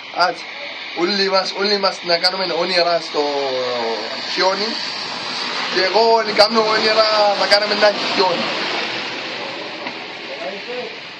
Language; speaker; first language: Greek; non-native, learner; Arabic